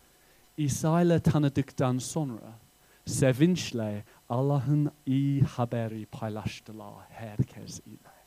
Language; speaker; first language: Turkish; non-native, fluent; English